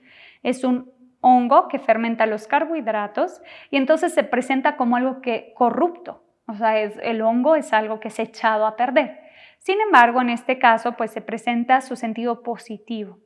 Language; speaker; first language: Spanish; native; Spanish